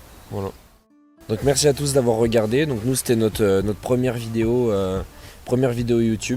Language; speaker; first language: French; native; French